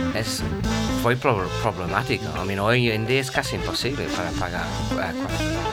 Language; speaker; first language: Spanish; non-native, fluent; English